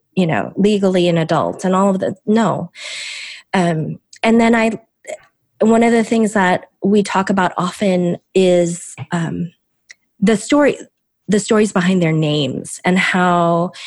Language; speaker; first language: English; early bilingual, other home language; Korean